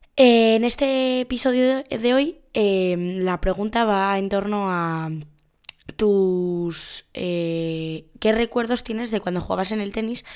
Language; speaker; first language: Spanish; native; Spanish